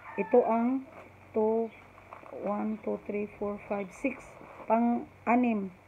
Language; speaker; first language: Filipino; non-native, local second language; Cebuano